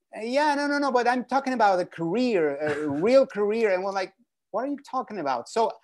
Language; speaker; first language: English; non-native, fluent; Spanish